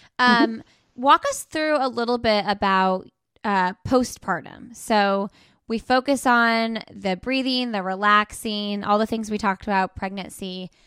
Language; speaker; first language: English; native; English